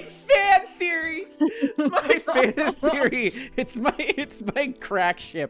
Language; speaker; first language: English; native; English